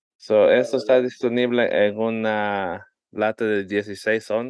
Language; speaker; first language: Spanish; early bilingual, heritage; Spanish